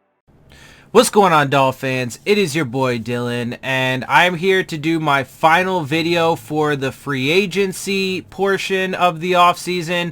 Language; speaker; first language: English; native; English